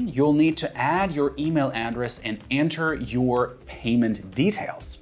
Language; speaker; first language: English; non-native, fluent; German